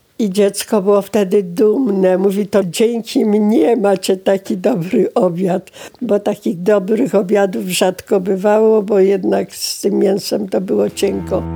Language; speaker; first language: Polish; native; Polish